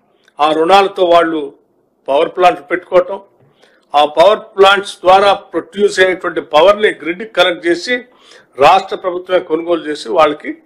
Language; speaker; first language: Telugu; native; Telugu